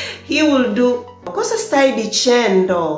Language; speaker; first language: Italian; non-native, learner; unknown